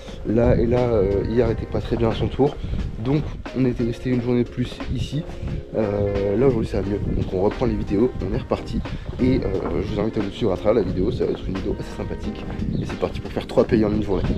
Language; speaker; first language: French; native; French